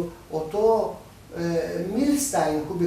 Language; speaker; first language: Hebrew; non-native, fluent; Russian